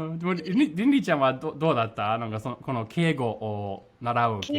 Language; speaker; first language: Japanese; non-native, fluent; English